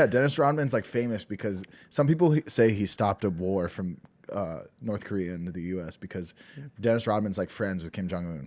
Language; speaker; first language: English; native; English